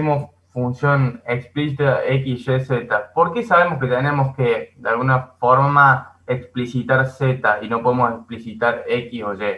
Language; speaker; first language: Spanish; native; Spanish